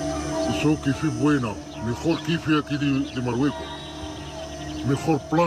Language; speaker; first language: Spanish; non-native, learner; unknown